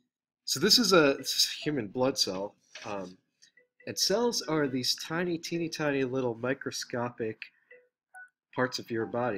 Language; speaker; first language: English; native; English